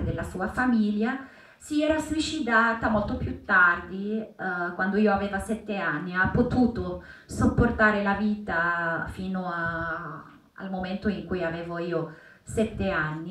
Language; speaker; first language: Italian; non-native, fluent; Arabic